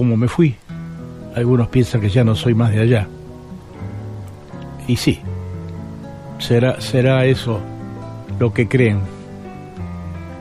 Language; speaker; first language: Spanish; native; Spanish